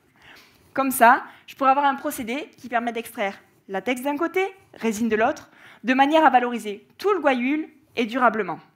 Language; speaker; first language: French; native; French